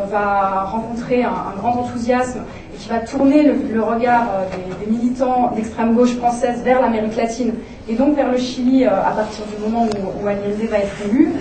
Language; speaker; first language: French; native; French